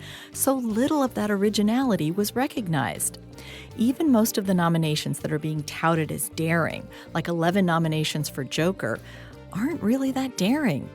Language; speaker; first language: English; native; English